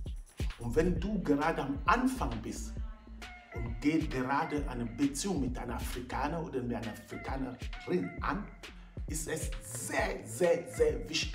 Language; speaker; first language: German; non-native, fluent; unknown